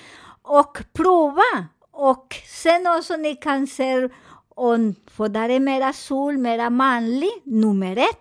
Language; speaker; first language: Swedish; non-native, fluent; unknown